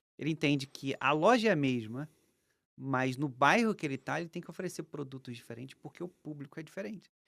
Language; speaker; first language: Portuguese; native; Portuguese